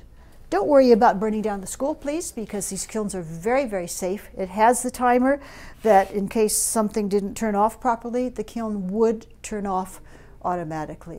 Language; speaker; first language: English; native; English